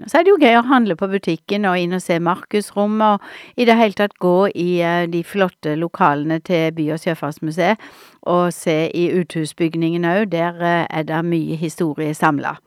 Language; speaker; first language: Norwegian; native; Norwegian